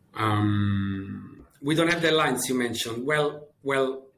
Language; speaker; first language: English; non-native, fluent; Italian